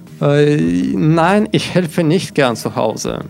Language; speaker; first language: German; non-native, fluent; Russian